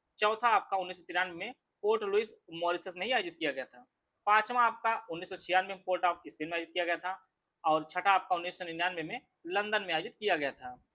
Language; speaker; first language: Hindi; native; Hindi